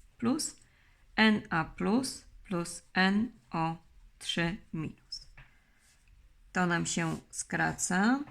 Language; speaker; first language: Polish; native; Polish